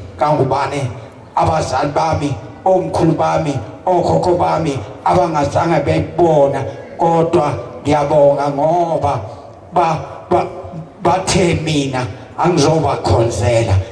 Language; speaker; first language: Zulu; native; Zulu